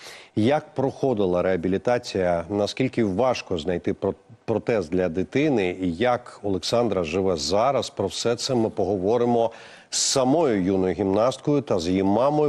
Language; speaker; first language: Ukrainian; native; Ukrainian